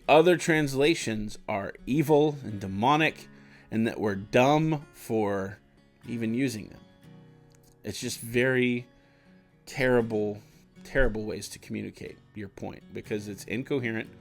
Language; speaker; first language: English; native; English